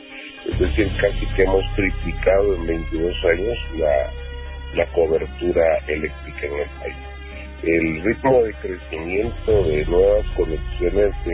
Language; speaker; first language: Spanish; native; Spanish